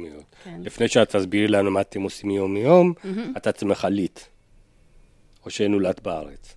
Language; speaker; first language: Hebrew; native; Hebrew